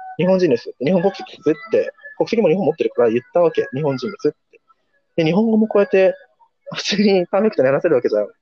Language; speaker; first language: Japanese; early bilingual, heritage; Japanese